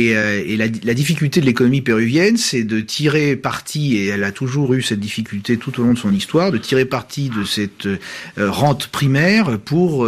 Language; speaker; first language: French; native; French